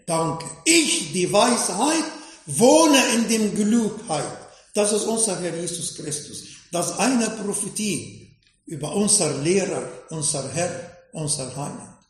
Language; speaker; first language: German; non-native, fluent; Arabic